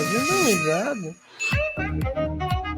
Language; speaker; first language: Portuguese; non-native, learner; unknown